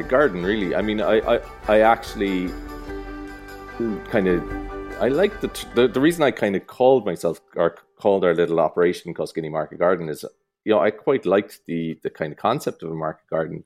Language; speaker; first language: English; native; English